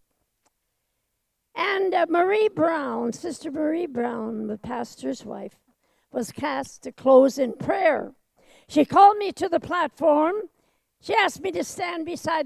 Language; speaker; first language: English; native; English